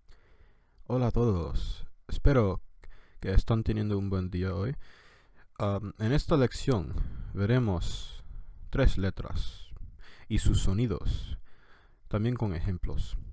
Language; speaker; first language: Spanish; non-native, fluent; English